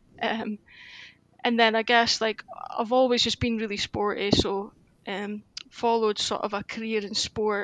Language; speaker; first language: English; native; English